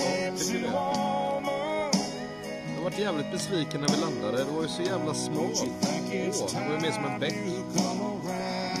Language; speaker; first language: Swedish; native; Swedish